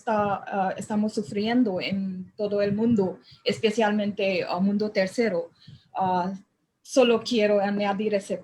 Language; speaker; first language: Spanish; non-native, learner; Hindi